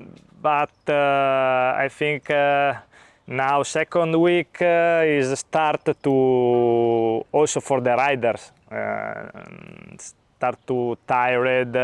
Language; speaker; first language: English; non-native, learner; Italian